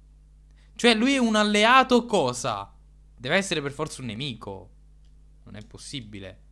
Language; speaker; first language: Italian; native; Italian